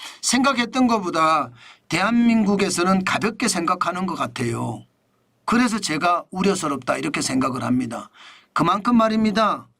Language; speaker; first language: Korean; native; Korean